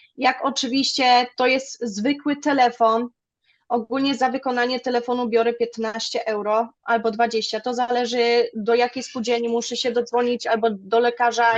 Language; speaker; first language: Polish; early bilingual, other home language; German